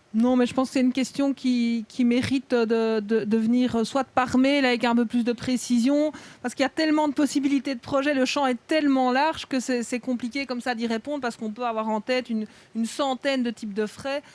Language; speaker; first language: French; native; French